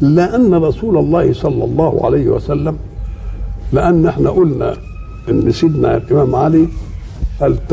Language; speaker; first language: Arabic; native; Arabic